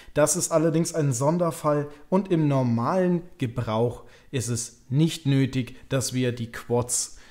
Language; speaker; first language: German; native; German